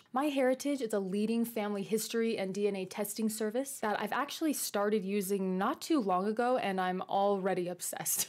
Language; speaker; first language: English; native; English